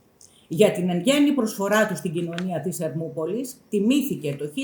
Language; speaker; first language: Greek; native; Greek